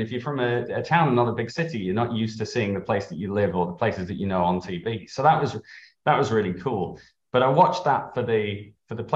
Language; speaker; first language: English; native; English